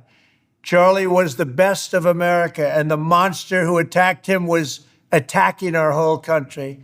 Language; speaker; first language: English; native; English